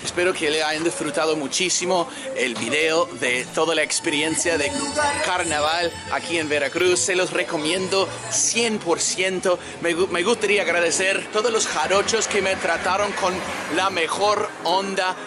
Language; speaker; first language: Spanish; non-native, fluent; English